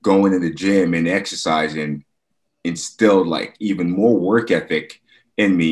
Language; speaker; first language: English; non-native, local second language; Yoruba